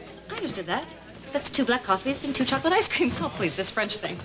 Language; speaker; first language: English; native; English